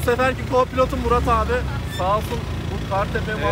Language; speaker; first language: Turkish; native; Turkish